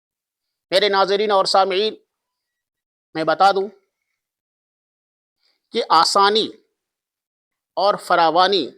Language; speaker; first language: Urdu; native; Urdu